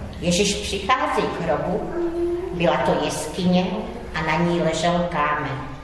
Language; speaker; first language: Czech; native; Czech